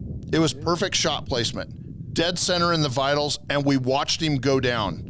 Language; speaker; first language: English; native; English